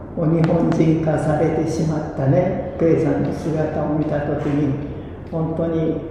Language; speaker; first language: Japanese; early bilingual, other home language; Korean